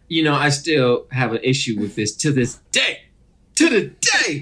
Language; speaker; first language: English; native; English